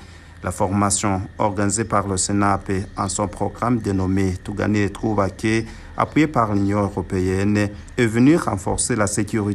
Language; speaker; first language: French; non-native, local second language; Rundi